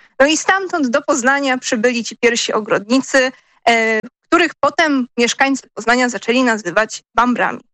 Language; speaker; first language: Polish; native; Polish